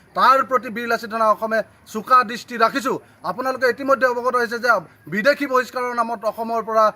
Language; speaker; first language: Assamese; native; Assamese